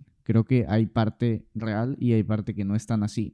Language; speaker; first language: Spanish; native; Spanish